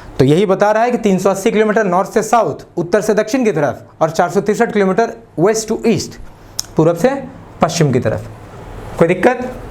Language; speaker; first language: Hindi; native; Hindi